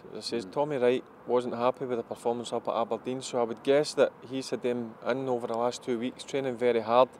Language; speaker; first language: English; native; English